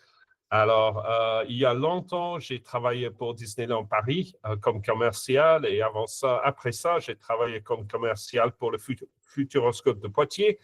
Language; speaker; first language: French; non-native, fluent; English